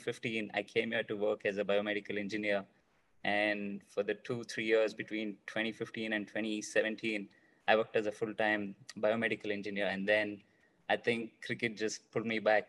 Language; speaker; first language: English; non-native, local second language; Kannada